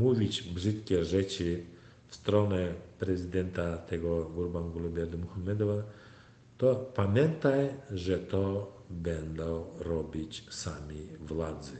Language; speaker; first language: Polish; non-native, fluent; Turkmen